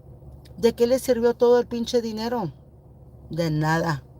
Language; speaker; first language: Spanish; early bilingual, heritage; Spanish